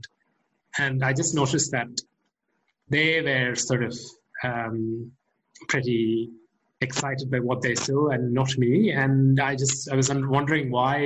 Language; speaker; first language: English; non-native, local second language; Malayalam